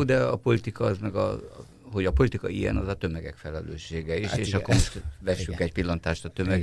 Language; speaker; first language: Hungarian; native; Hungarian